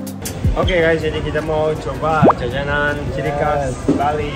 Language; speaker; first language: Indonesian; non-native, fluent; Japanese